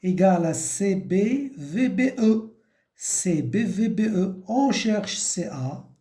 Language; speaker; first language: French; non-native, local second language; Arabic